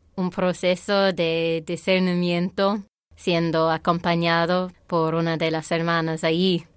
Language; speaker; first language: Spanish; non-native, fluent; English